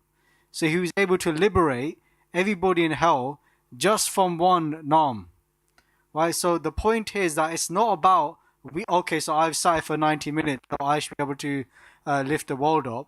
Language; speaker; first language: English; non-native, local second language; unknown